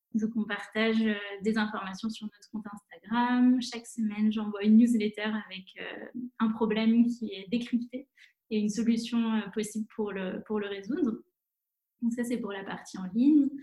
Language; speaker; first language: French; native; French